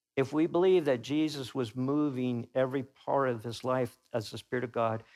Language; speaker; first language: English; native; English